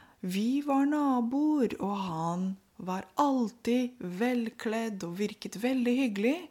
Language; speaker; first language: Norwegian; non-native, fluent; Romanian